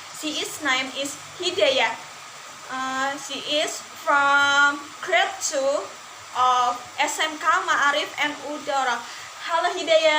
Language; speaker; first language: English; non-native, learner; Indonesian